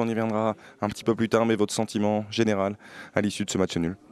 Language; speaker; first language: French; native; French